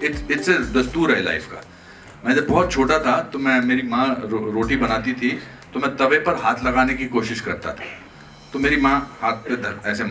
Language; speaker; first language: Hindi; native; Hindi